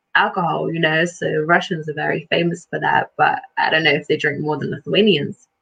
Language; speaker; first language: English; early bilingual, other home language; Lithuanian